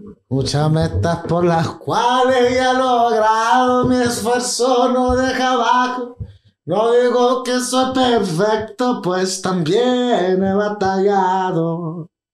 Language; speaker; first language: Spanish; early bilingual, other home language; English